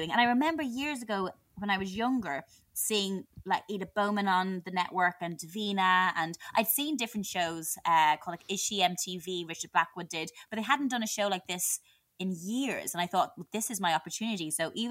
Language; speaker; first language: English; native; English